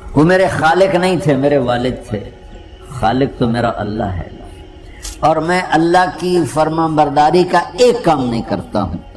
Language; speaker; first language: Urdu; non-native, local second language; Punjabi